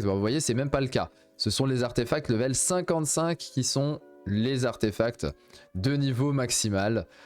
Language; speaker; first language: French; native; French